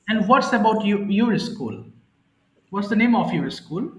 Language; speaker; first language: English; non-native, fluent; Bangla